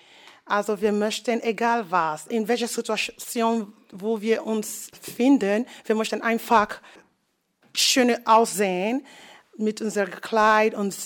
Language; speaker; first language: German; non-native, learner; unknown